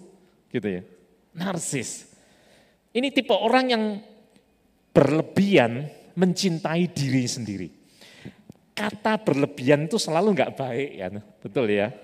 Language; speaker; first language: Indonesian; native; Indonesian